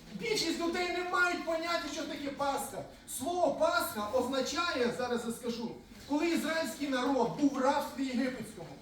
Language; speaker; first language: Ukrainian; native; Ukrainian